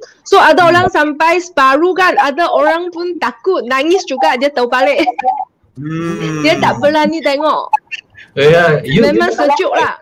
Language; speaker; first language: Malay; non-native, local second language; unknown